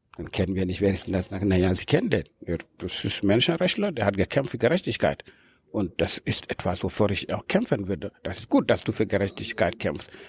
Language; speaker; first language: German; non-native, fluent; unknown